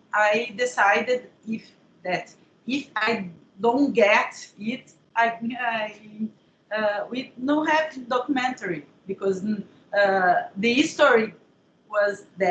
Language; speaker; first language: English; non-native, learner; Portuguese